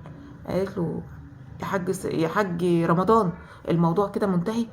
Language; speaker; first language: Arabic; native; Arabic